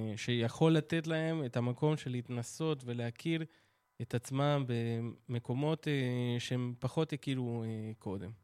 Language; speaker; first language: Hebrew; non-native, fluent; Spanish